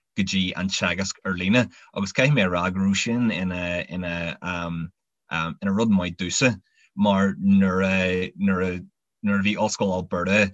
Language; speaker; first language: Irish; non-native, local second language; English